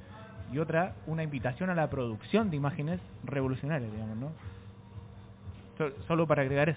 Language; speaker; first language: Spanish; native; Spanish